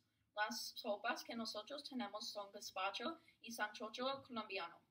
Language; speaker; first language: Spanish; non-native, learner; English